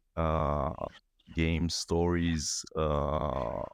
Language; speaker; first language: English; non-native, fluent; Spanish